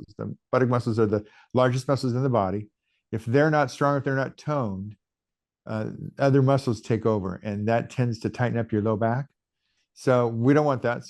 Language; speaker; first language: English; native; English